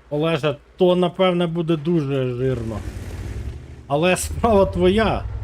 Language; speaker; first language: Ukrainian; non-native, local second language; Russian